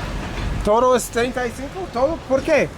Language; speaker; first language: Spanish; non-native, learner; English